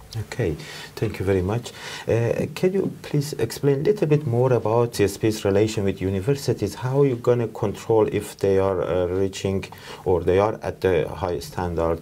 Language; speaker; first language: English; non-native, fluent; Persian